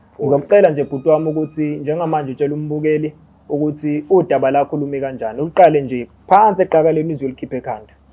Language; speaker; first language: Zulu; native; Zulu